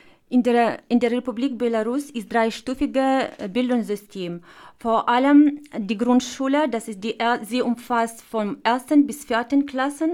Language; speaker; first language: German; non-native, fluent; Russian